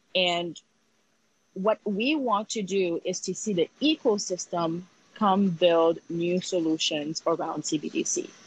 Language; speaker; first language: English; early bilingual, other home language; Haitian Creole